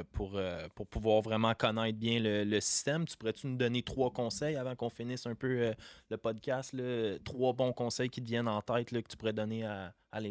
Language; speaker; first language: French; native; French